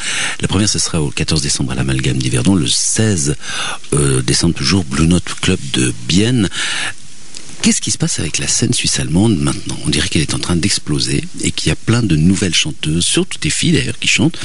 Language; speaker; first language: French; native; French